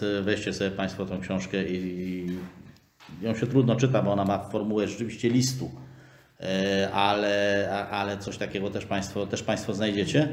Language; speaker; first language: Polish; native; Polish